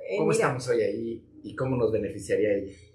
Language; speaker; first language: Spanish; native; Spanish